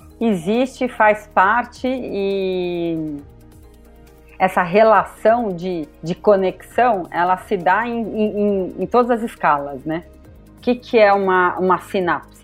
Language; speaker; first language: Portuguese; native; Portuguese